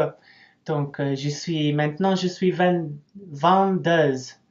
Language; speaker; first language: French; non-native, learner; English